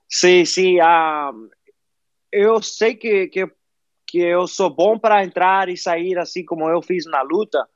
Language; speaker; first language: Portuguese; non-native, fluent; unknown